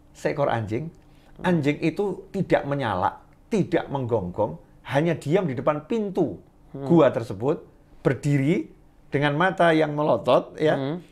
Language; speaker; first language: Indonesian; native; Indonesian